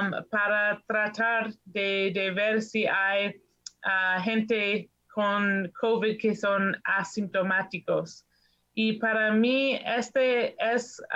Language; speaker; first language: Spanish; non-native, fluent; English